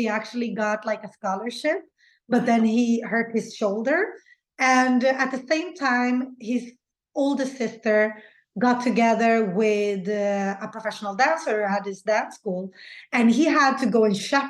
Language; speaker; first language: English; non-native, fluent; Swedish